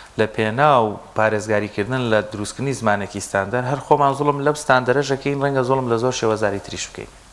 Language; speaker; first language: Central Kurdish; non-native, local second language; Gurani